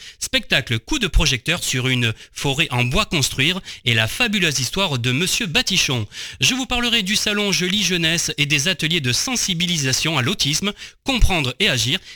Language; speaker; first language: French; native; French